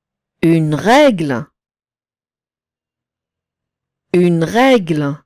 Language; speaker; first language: French; non-native, local second language; Arabic